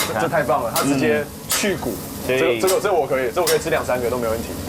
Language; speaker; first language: Chinese; native; Chinese